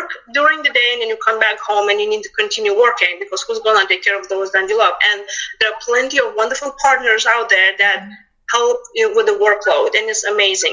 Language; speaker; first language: English; non-native, fluent; Lithuanian